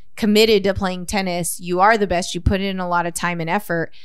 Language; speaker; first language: English; native; English